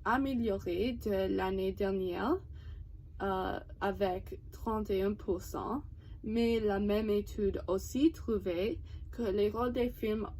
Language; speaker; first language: French; non-native, learner; English